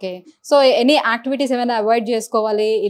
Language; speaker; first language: Telugu; native; Telugu